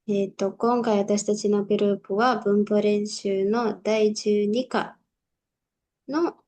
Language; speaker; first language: Japanese; non-native, learner; Indonesian